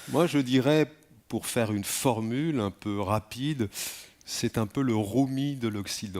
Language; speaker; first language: French; native; French